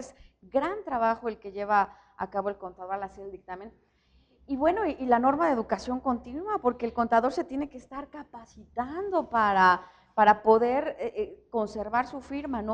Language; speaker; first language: Spanish; native; Spanish